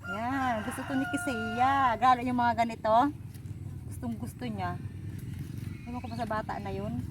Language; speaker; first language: Filipino; native; Filipino